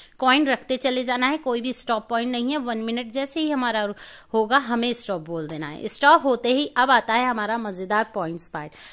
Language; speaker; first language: Hindi; native; Hindi